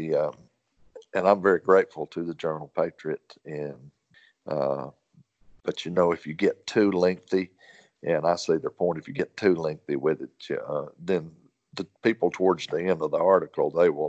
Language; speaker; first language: English; native; English